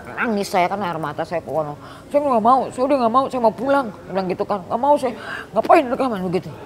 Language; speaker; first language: Indonesian; early bilingual, heritage; Indonesian